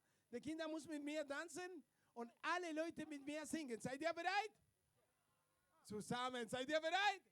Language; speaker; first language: German; non-native, fluent; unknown